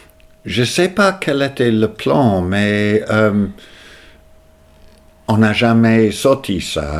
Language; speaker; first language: French; non-native, fluent; English